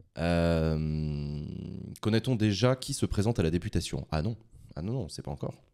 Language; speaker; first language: French; native; French